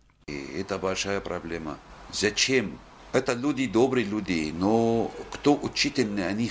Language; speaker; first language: Russian; non-native, learner; Arabic